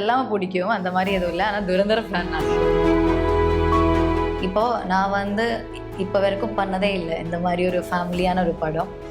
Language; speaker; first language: Tamil; non-native, learner; Malayalam